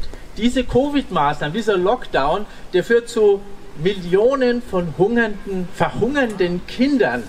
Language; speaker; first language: German; native; German